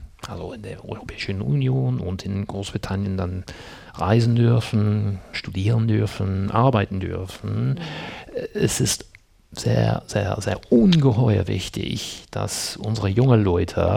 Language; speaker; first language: German; non-native, fluent; English